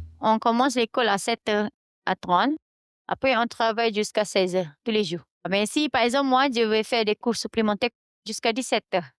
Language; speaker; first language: French; non-native, fluent; Malay